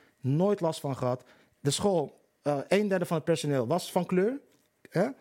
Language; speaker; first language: Dutch; early bilingual, other home language; Turkish